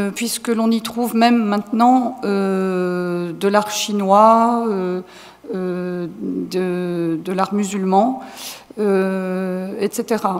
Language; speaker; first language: French; native; French